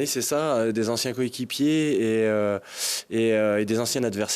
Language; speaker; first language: French; native; French